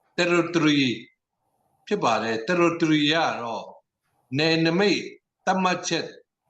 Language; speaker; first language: Burmese; non-native, local second language; Tedim Chin